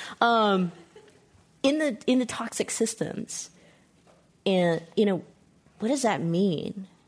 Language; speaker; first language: English; native; English